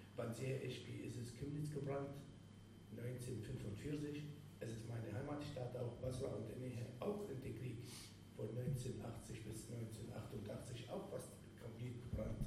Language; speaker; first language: German; non-native, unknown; Arabic